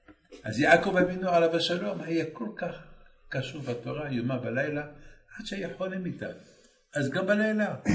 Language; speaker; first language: Hebrew; non-native, fluent; French